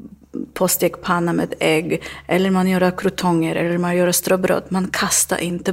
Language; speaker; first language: Swedish; non-native, learner; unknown